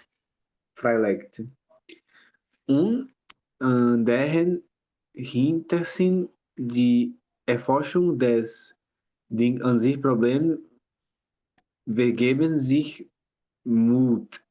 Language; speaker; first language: German; non-native, learner; Portuguese